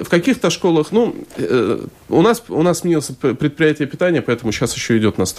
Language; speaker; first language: Russian; native; Russian